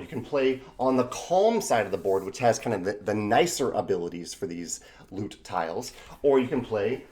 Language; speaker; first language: English; native; English